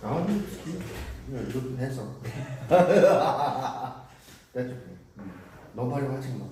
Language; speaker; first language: English; early bilingual, other home language; Korean